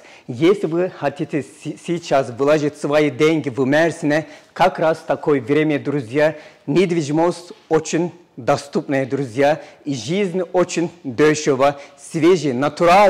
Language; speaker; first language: Russian; non-native, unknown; Turkish